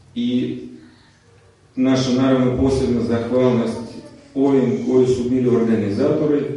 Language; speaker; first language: Serbian; non-native, fluent; Russian